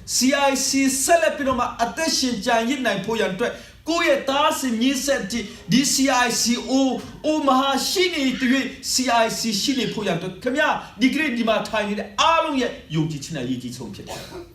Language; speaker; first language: Burmese; non-native, local second language; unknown